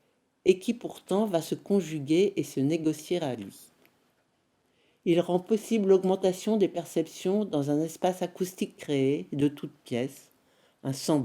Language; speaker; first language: French; native; French